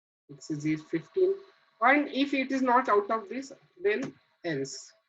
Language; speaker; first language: English; non-native, local second language; Marathi